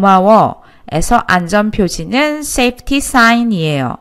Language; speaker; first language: Korean; native; Korean